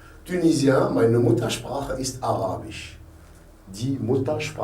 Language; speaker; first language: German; non-native, fluent; Arabic